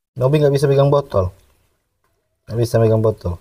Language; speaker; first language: Indonesian; native; Indonesian